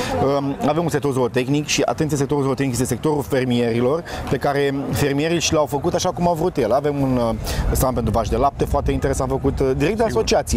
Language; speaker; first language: Romanian; native; Romanian